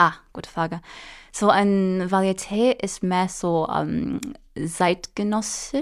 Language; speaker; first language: German; non-native, fluent; English